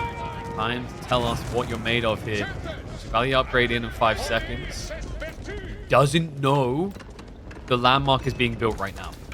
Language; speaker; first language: English; native; English